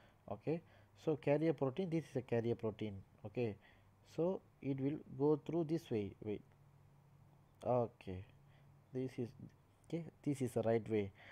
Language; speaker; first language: English; non-native, local second language; Tamil